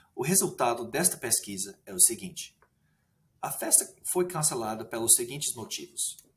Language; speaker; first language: Portuguese; non-native, fluent; English